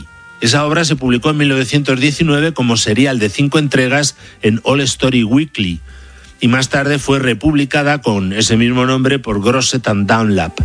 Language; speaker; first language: Spanish; native; Spanish